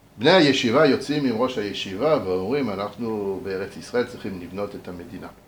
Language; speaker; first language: Hebrew; native; Hebrew